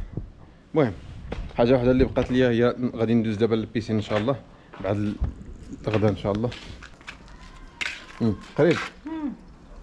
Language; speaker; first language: Arabic; native; Arabic